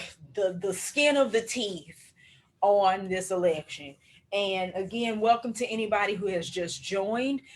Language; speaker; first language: English; native; English